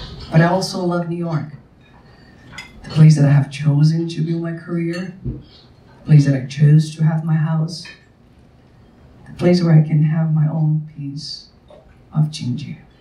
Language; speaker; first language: English; non-native, fluent; Portuguese